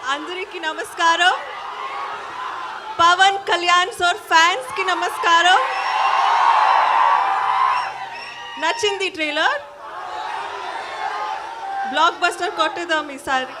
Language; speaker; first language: Telugu; non-native, learner; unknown